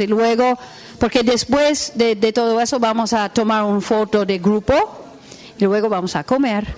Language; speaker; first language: Spanish; non-native, fluent; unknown